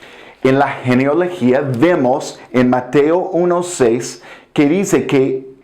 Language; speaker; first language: Spanish; non-native, fluent; English